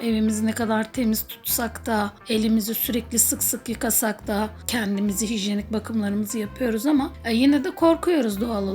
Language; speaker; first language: Turkish; native; Turkish